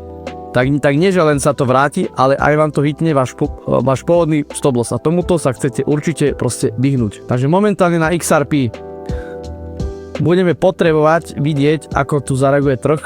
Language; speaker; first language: Slovak; native; Slovak